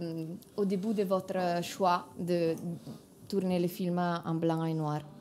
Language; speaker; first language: French; non-native, fluent; Italian